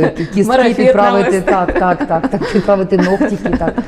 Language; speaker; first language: Ukrainian; native; Ukrainian